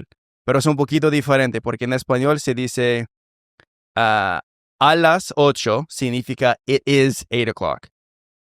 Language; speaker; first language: Spanish; non-native, fluent; English